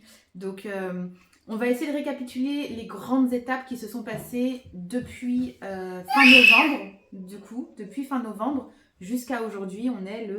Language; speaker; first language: French; native; French